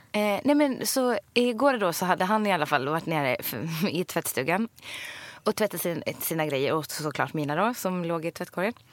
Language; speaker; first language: Swedish; native; Swedish